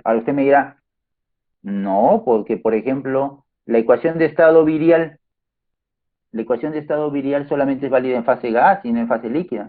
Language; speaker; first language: Spanish; native; Spanish